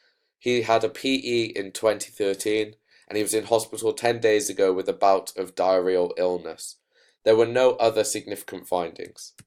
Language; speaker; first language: English; native; English